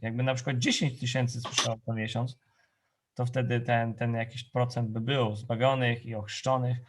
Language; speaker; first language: Polish; non-native, fluent; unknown